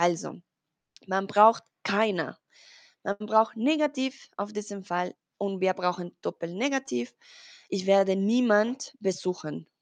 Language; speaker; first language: German; non-native, learner; Spanish